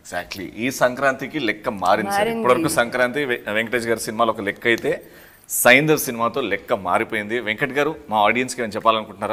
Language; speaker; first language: Telugu; native; Telugu